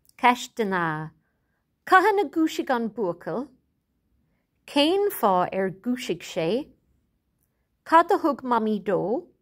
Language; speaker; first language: Irish; non-native, local second language; English